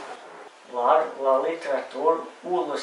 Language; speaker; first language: French; non-native, learner; Croatian